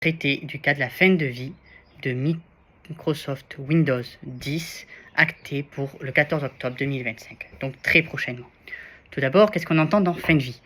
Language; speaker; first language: French; native; French